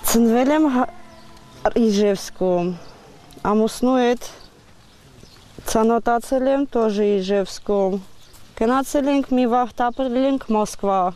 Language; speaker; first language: Armenian; non-native, learner; Russian